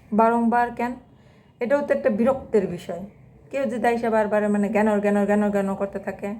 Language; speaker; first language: Bangla; non-native, local second language; Garo